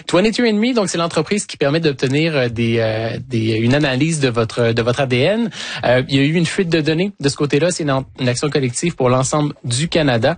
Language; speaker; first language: French; native; French